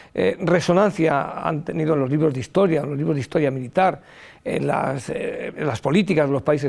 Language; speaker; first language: Spanish; native; Spanish